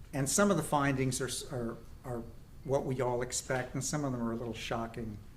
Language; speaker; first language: English; native; English